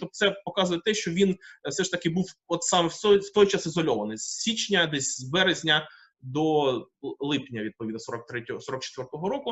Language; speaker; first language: Ukrainian; native; Ukrainian